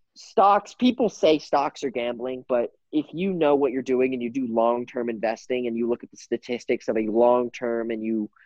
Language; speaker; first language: English; native; English